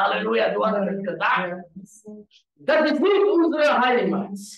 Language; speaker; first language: German; non-native, learner; Afrikaans